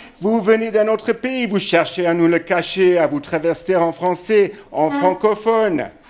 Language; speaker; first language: French; non-native, fluent; English